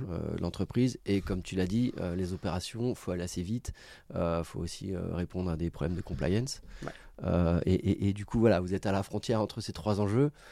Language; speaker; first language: French; native; French